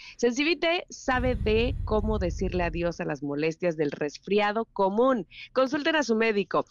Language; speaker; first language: Spanish; native; Spanish